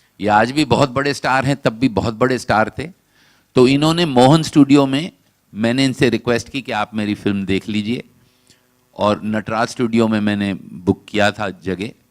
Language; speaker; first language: Hindi; non-native, local second language; Kashmiri